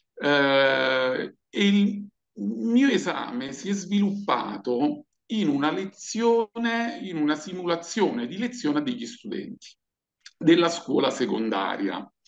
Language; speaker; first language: Italian; native; Italian